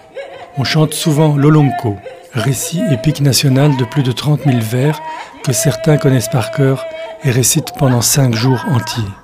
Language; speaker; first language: French; native; French